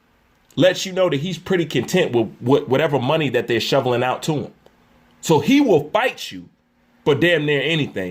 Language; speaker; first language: English; native; English